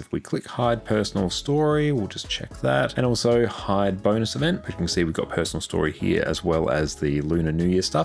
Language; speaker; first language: English; native; English